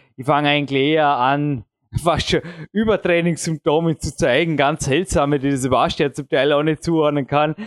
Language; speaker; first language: German; native; German